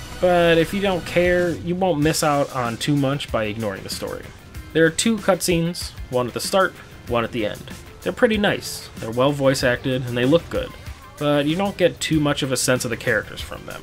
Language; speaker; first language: English; native; English